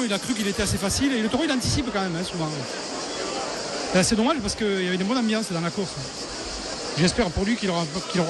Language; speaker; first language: French; native; French